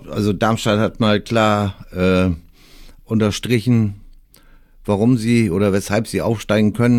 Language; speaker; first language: German; native; German